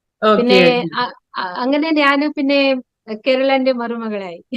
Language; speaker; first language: Malayalam; non-native, local second language; Odia